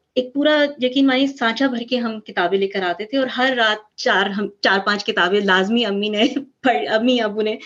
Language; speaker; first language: Urdu; early bilingual, heritage; Urdu